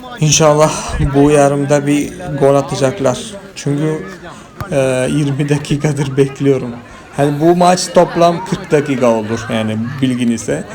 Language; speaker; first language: Turkish; non-native, fluent; Malayalam